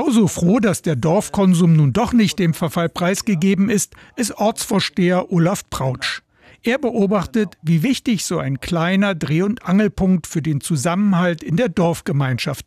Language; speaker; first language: German; native; German